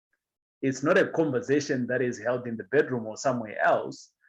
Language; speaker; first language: English; non-native, local second language; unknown